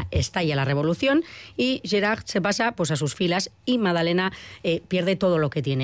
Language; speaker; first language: Spanish; native; Spanish